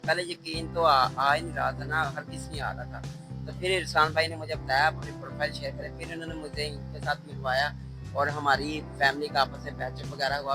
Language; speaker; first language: Urdu; non-native, local second language; Punjabi